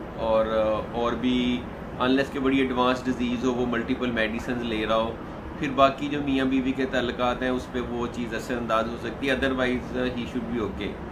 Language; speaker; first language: Urdu; non-native, local second language; Punjabi